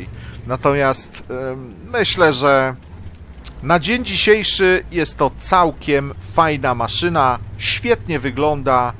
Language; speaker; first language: Polish; native; Polish